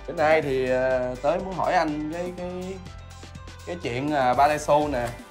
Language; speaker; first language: Vietnamese; early bilingual, heritage; Vietnamese